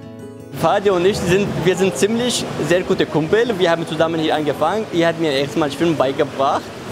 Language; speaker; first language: German; non-native, fluent; Arabic